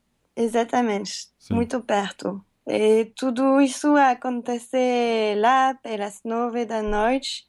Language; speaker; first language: Portuguese; non-native, learner; French